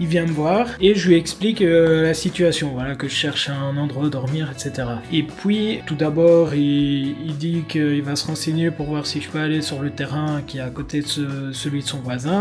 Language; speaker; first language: French; native; French